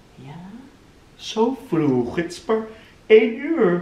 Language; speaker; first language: Dutch; non-native, fluent; English